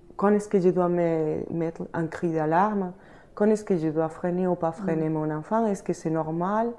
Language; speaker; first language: French; non-native, fluent; Spanish